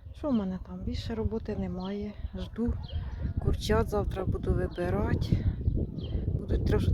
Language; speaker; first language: Ukrainian; native; Ukrainian